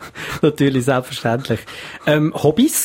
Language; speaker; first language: German; native; German